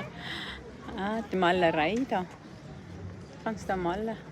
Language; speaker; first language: German; non-native, learner; Cebuano